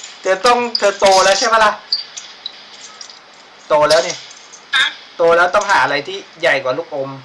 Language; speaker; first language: Thai; native; Thai